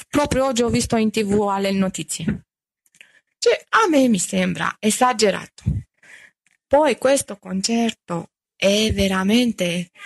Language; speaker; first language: Italian; non-native, fluent; Romanian